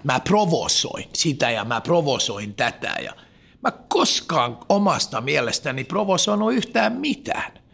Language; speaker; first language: Finnish; non-native, local second language; Swedish